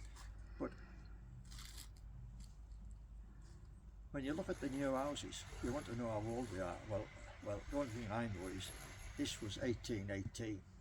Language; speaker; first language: English; native; English